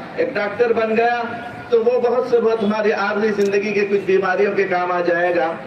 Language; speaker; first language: Urdu; native; Urdu